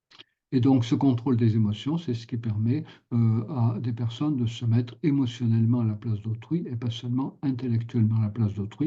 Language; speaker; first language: French; native; French